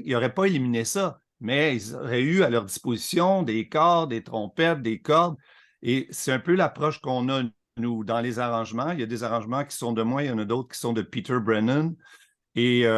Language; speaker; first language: French; native; French